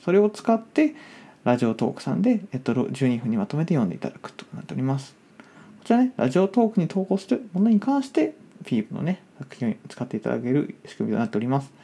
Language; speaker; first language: Japanese; native; Japanese